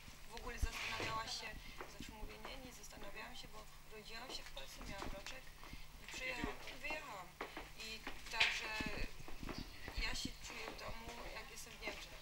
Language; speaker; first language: Polish; early bilingual, heritage; Polish